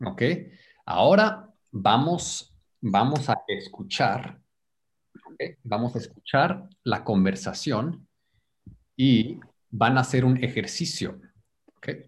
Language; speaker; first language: Spanish; native; Spanish